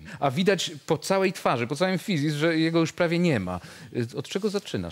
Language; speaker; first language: Polish; native; Polish